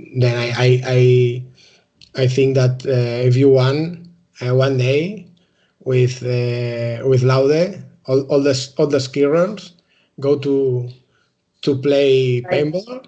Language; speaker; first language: English; non-native, learner; Spanish